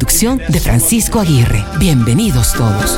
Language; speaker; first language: Spanish; native; Spanish